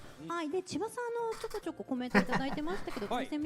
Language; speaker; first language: Japanese; native; Japanese